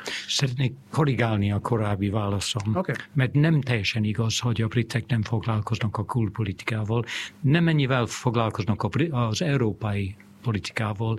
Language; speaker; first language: Hungarian; non-native, fluent; English